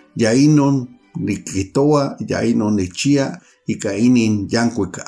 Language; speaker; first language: Spanish; non-native, local second language; Nahuatl languages